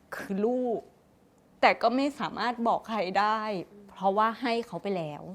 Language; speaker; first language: Thai; native; Thai